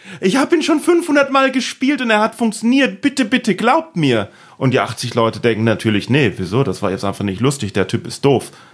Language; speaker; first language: German; native; German